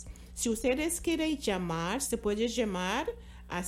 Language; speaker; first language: Spanish; non-native, fluent; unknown